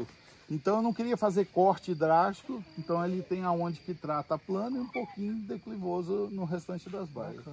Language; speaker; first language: Portuguese; native; Portuguese